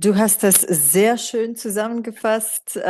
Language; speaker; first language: German; non-native, fluent; Romanian